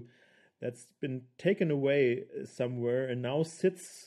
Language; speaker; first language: English; non-native, fluent; German